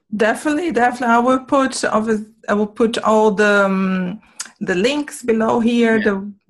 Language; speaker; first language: English; non-native, fluent; Portuguese